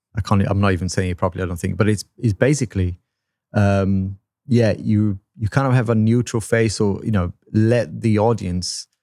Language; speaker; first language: English; non-native, fluent; Portuguese